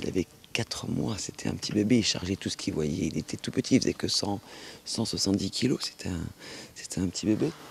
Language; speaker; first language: French; native; French